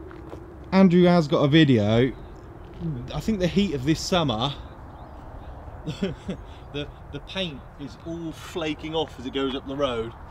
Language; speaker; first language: English; native; English